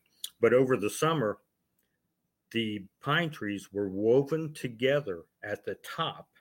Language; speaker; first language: English; native; English